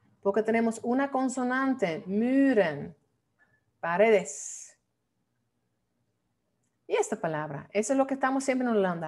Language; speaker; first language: Spanish; non-native, fluent; Dutch